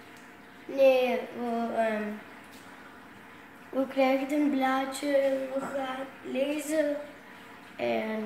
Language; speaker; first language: Dutch; non-native, local second language; Papiamento